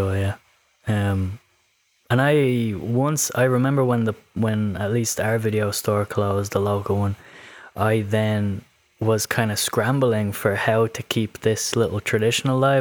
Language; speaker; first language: English; native; English